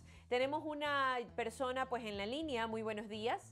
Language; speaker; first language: Spanish; native; Spanish